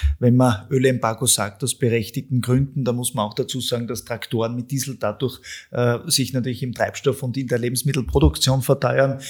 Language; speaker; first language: German; native; German